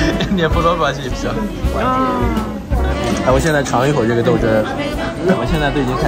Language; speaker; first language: Russian; non-native, learner; Chinese